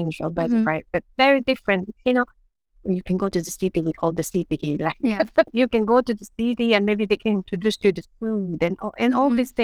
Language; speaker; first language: English; non-native, local second language; Iloko